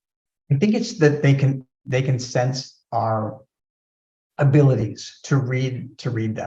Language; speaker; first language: English; native; English